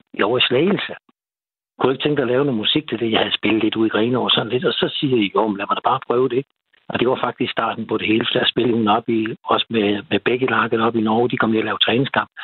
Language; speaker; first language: Danish; native; Danish